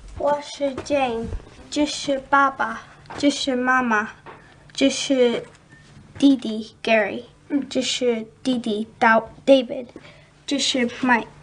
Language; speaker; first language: Chinese; non-native, learner; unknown